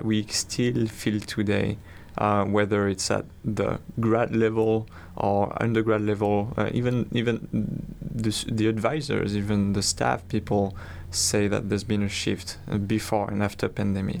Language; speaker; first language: English; non-native, fluent; French